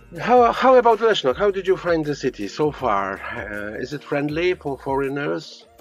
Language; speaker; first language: English; non-native, fluent; Polish